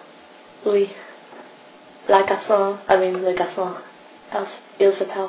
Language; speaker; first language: French; non-native, learner; English